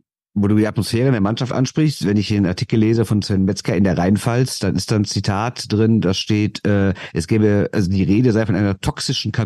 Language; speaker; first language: German; native; German